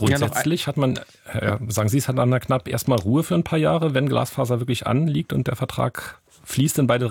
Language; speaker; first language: German; native; German